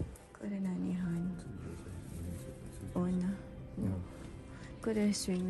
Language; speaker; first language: Japanese; non-native, learner; Filipino